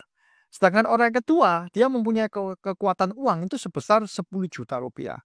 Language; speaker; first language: Indonesian; native; Indonesian